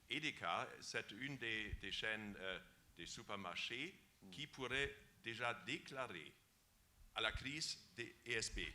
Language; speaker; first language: French; non-native, fluent; German